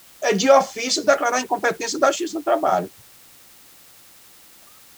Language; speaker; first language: Portuguese; native; Portuguese